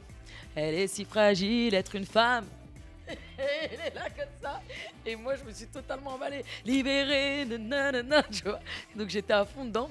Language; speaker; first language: French; native; French